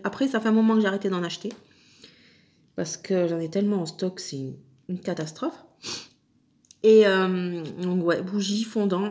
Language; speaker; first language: French; native; French